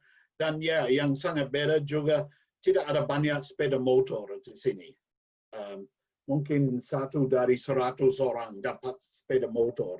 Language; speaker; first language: Indonesian; non-native, learner; English